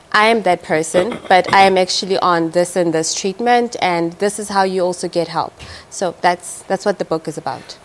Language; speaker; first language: English; non-native, local second language; Tswana